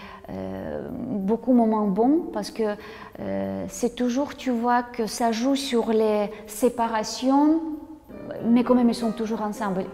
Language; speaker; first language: French; non-native, learner; Russian